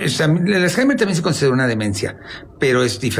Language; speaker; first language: Spanish; native; Spanish